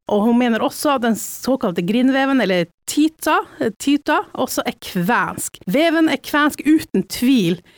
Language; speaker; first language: Norwegian; native; Norwegian